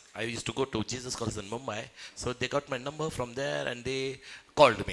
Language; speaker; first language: English; non-native, local second language; Marathi